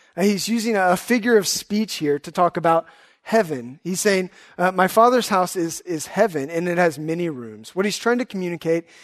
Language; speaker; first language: English; native; English